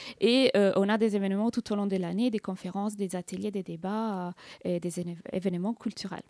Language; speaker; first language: French; non-native, fluent; Italian